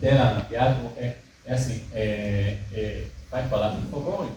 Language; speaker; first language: Portuguese; early bilingual, heritage; Hebrew